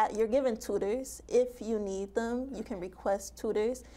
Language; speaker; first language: English; native; English